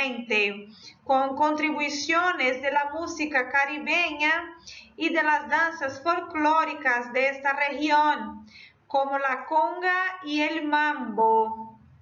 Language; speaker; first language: Spanish; non-native, fluent; Portuguese